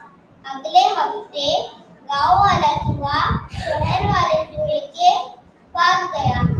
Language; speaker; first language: Hindi; native; Hindi